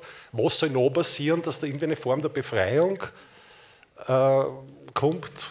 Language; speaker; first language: German; native; German